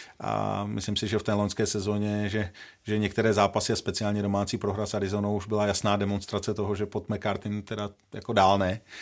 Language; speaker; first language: Czech; native; Czech